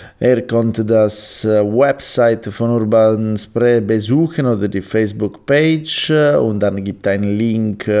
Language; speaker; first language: German; non-native, learner; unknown